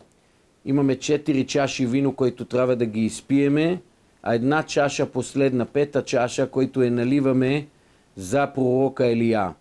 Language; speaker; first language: Bulgarian; non-native, fluent; Hebrew